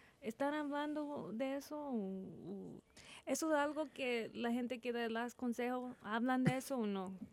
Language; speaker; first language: Spanish; early bilingual, heritage; Spanish